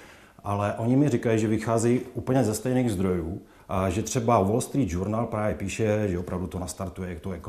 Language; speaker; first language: Czech; native; Czech